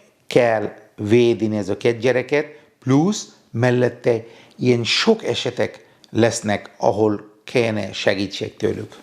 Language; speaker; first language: Hungarian; non-native, fluent; Bangla